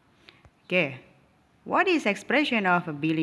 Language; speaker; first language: English; non-native, local second language; Indonesian